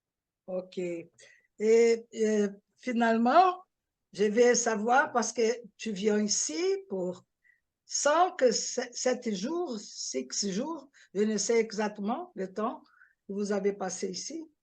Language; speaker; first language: French; non-native, learner; Portuguese